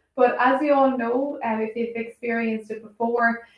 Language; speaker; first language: English; native; English